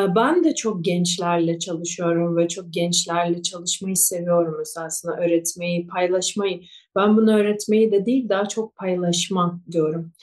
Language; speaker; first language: Turkish; non-native, fluent; Russian